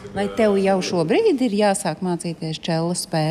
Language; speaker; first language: Latvian; native; Latvian